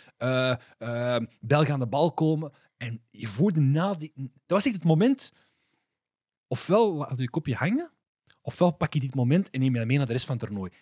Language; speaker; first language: Dutch; early bilingual, other home language; Arabic